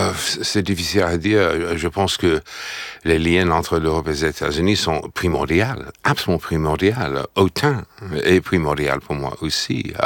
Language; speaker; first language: French; non-native, fluent; English